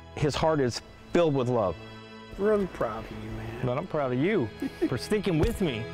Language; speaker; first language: English; native; English